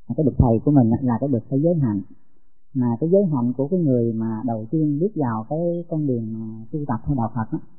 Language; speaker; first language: Vietnamese; native; Vietnamese